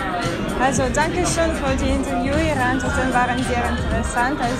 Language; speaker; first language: German; non-native, learner; Russian